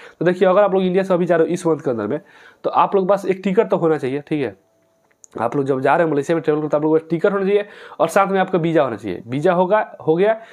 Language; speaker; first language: Hindi; native; Hindi